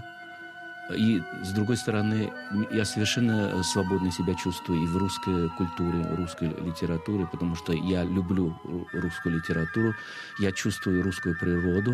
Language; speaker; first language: Russian; non-native, fluent; Chinese